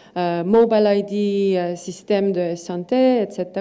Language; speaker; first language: French; non-native, learner; Estonian